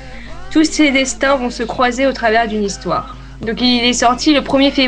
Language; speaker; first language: French; native; French